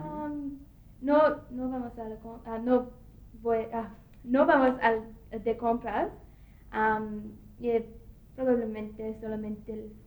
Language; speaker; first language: Spanish; non-native, learner; English